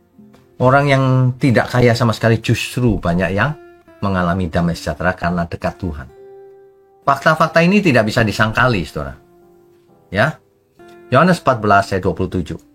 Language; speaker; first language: Indonesian; native; Indonesian